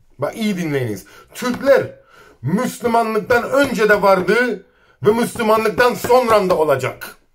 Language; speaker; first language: Turkish; native; Turkish